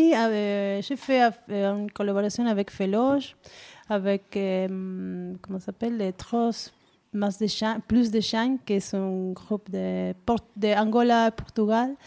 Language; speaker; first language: French; non-native, learner; Spanish